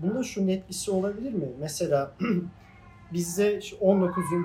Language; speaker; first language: Turkish; native; Turkish